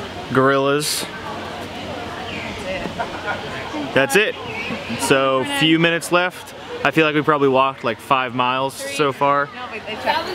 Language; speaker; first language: English; native; English